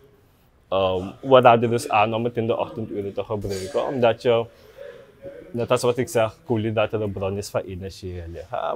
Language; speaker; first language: Dutch; native; Dutch